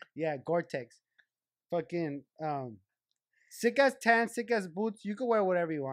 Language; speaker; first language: English; early bilingual, other home language; Spanish